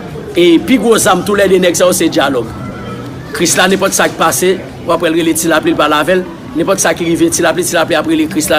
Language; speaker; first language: Haitian Creole; native; Haitian Creole